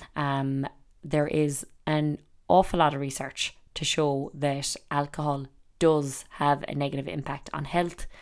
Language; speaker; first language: English; native; English